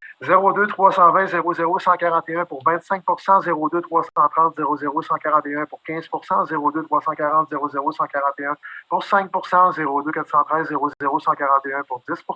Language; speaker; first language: French; native; French